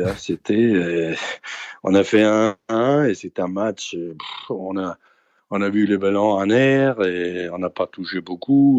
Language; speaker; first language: French; non-native, fluent; Danish